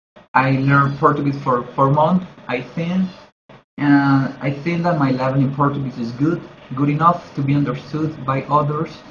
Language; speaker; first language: English; non-native, learner; Spanish